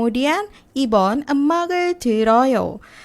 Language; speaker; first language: Korean; non-native, fluent; Indonesian